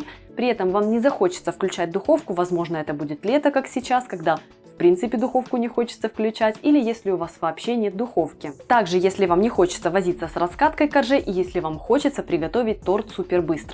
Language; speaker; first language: Russian; native; Russian